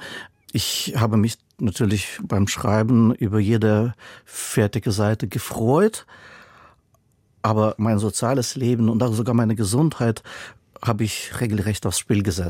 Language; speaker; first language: German; non-native, fluent; Russian